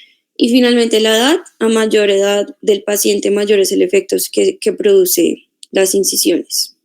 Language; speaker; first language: Spanish; native; Spanish